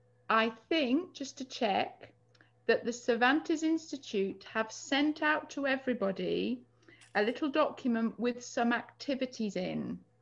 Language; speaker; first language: English; native; English